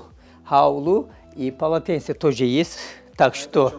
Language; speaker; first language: Russian; non-native, learner; Turkish